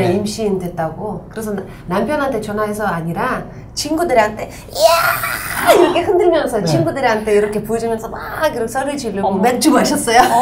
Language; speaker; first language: Korean; non-native, local second language; Uzbek